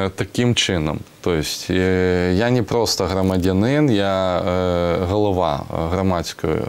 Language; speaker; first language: Ukrainian; non-native, local second language; Russian